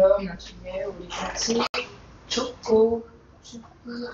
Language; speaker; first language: Korean; non-native, learner; Spanish